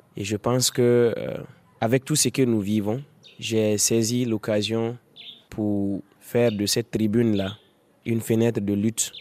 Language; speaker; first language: French; non-native, local second language; Fula